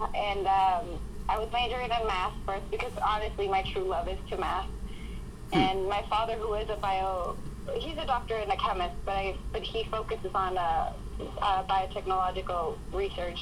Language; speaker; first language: English; early bilingual, other home language; Spanish